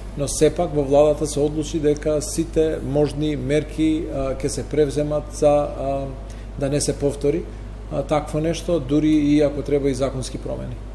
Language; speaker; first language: Macedonian; non-native, local second language; Albanian